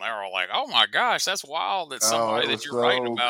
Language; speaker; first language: English; native; English